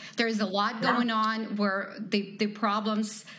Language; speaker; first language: English; non-native, fluent; Ukrainian